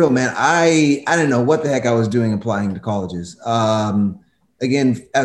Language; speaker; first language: English; native; English